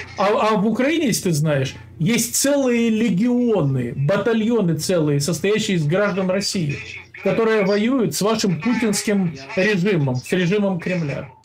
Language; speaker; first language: Russian; native; Russian